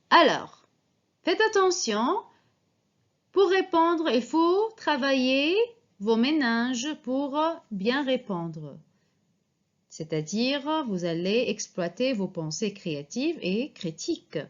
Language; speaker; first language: French; non-native, fluent; Arabic